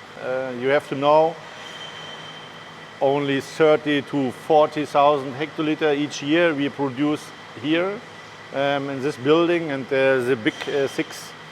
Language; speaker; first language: English; non-native, learner; German